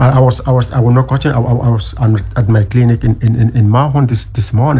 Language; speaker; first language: English; non-native, local second language; French